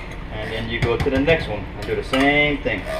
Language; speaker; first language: English; native; English